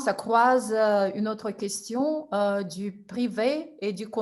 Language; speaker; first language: French; non-native, fluent; Russian